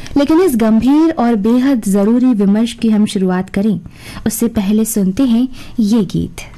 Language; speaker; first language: Hindi; native; Hindi